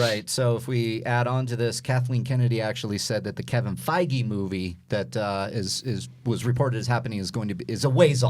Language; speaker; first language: English; native; English